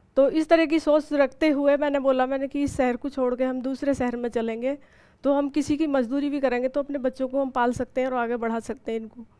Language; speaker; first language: Hindi; native; Hindi